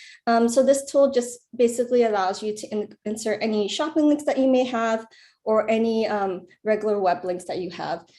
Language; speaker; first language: English; native; English